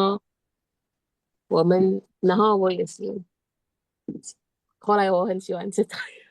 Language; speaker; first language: Chinese; non-native, learner; Indonesian